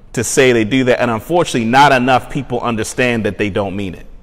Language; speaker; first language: English; native; English